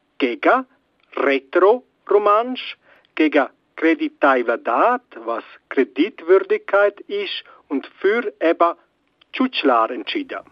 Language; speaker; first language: German; non-native, local second language; Romansh